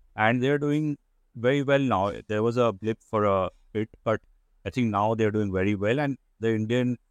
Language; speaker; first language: English; non-native, local second language; Hindi